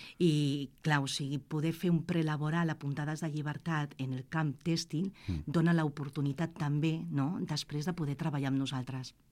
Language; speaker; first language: Catalan; native; Catalan